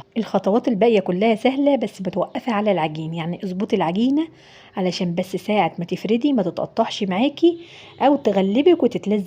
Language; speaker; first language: Arabic; native; Arabic